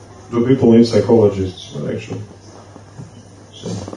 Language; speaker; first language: English; non-native, fluent; Russian